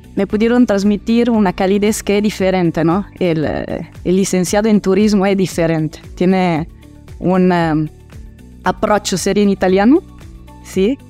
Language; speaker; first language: Spanish; early bilingual, heritage; Italian